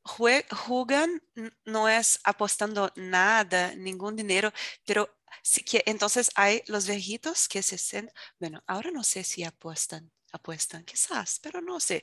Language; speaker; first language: Spanish; non-native, fluent; Portuguese